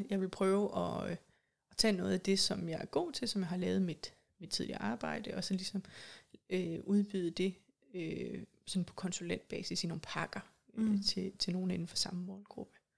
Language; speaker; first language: Danish; native; Danish